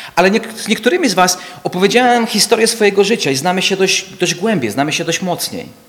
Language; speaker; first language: Polish; non-native, fluent; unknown